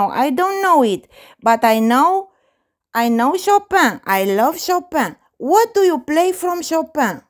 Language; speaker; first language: English; non-native, fluent; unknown